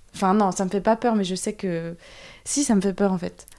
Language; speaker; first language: French; native; French